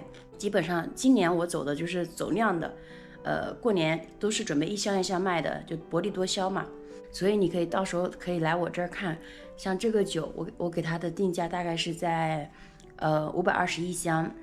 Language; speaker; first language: Chinese; native; Chinese